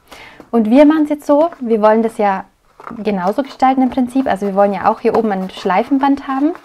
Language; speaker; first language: German; native; German